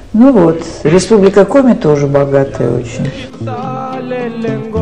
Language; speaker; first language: Russian; native; Russian